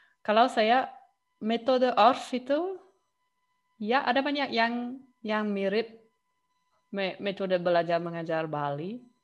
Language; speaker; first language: Indonesian; non-native, fluent; German